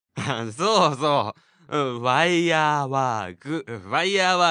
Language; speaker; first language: Japanese; native; Japanese